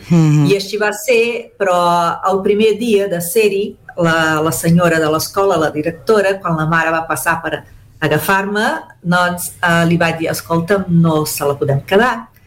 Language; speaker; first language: Catalan; early bilingual, heritage; Catalan